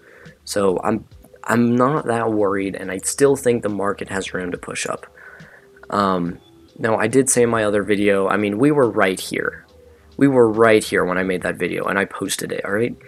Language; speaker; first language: English; native; English